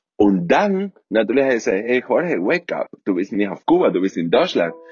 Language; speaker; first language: German; non-native, fluent; Spanish